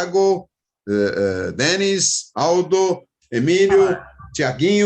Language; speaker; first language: Portuguese; native; Portuguese